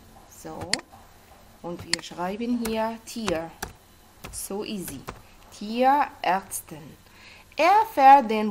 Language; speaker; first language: German; non-native, learner; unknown